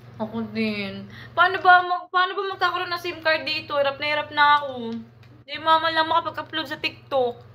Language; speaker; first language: Filipino; native; Filipino